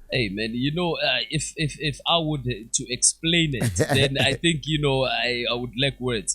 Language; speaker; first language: English; non-native, local second language; Zulu